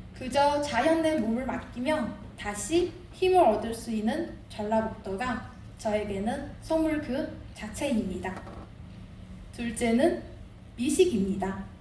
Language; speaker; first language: Korean; non-native, fluent; Chinese